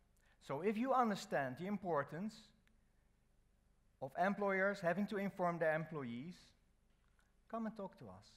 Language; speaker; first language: English; non-native, fluent; Dutch